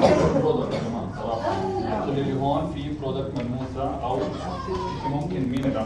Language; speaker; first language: Arabic; native; Arabic